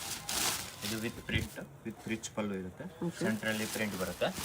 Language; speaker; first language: Kannada; non-native, local second language; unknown